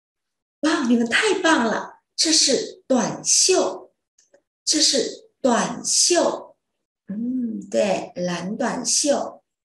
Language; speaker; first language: Chinese; non-native, fluent; Vietnamese